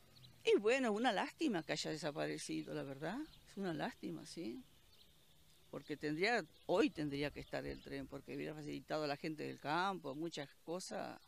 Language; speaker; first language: Spanish; native; Spanish